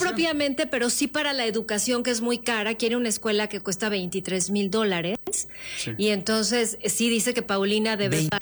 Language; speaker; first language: Spanish; native; Spanish